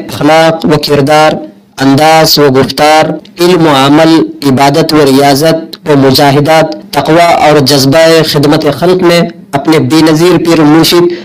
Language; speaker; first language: Hindi; native; Hindi